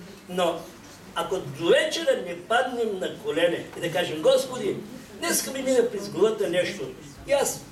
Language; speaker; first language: Bulgarian; non-native, local second language; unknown